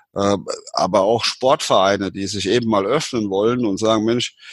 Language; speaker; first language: German; native; German